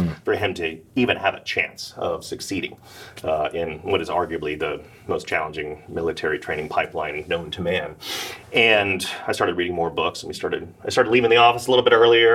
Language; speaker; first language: English; native; English